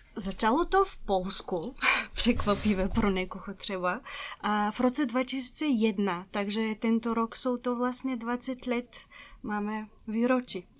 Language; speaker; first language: Czech; non-native, fluent; Bulgarian